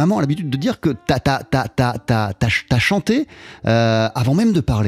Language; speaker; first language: French; native; French